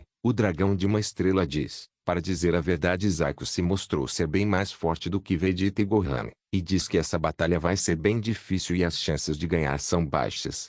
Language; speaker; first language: Portuguese; native; Portuguese